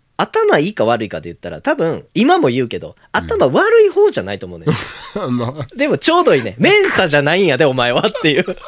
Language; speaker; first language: Japanese; native; Japanese